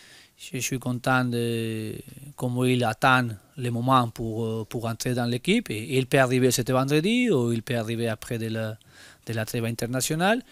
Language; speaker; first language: French; non-native, learner; Spanish